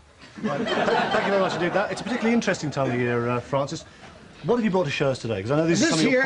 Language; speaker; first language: English; native; English